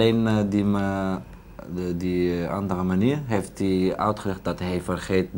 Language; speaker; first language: Dutch; non-native, learner; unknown